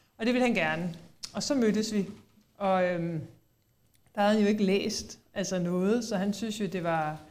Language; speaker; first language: Danish; native; Danish